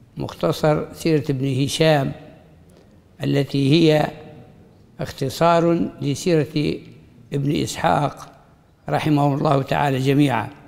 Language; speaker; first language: Arabic; native; Arabic